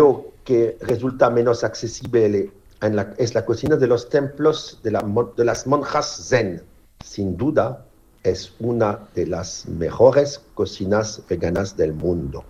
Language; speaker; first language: Spanish; non-native, fluent; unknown